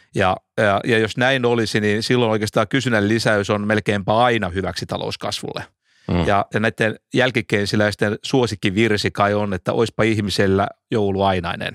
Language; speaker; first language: Finnish; native; Finnish